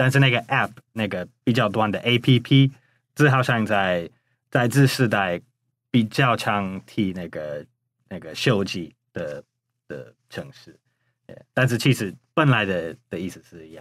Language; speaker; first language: Chinese; non-native, fluent; English